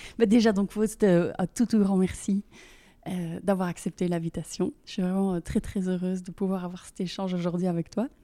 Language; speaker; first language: French; native; French